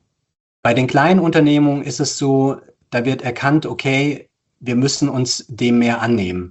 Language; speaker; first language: German; native; German